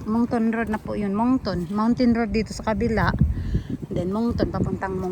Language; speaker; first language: Filipino; non-native, local second language; Cebuano